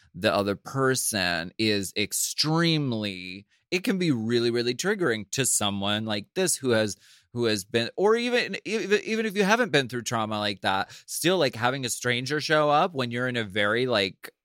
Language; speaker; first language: English; native; English